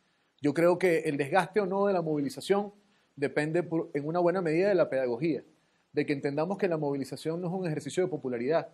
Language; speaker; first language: Spanish; native; Spanish